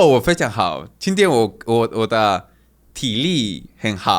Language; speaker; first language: Chinese; non-native, learner; Spanish